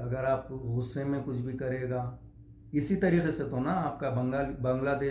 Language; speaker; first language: Hindi; native; Hindi